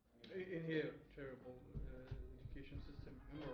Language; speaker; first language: English; non-native, fluent; Arabic